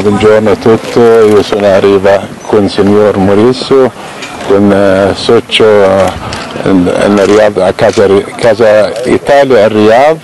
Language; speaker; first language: Italian; non-native, learner; Arabic